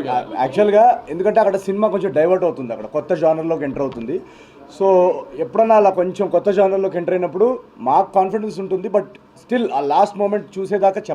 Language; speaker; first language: Telugu; native; Telugu